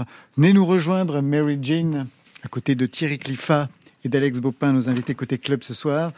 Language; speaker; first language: French; native; French